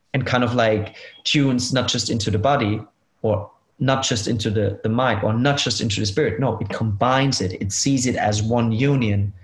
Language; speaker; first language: English; non-native, fluent; German